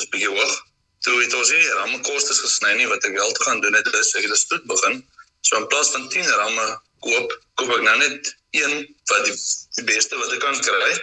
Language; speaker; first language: Afrikaans; native; Afrikaans